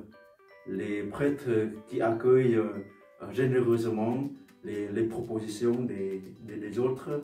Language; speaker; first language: French; non-native, fluent; Vietnamese